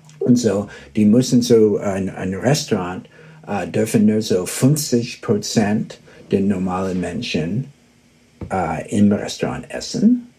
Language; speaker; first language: German; early bilingual, heritage; German